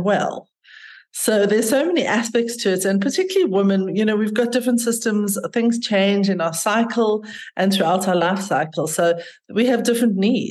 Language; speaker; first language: English; native; English